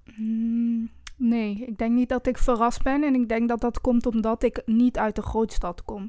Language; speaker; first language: Dutch; early bilingual, other home language; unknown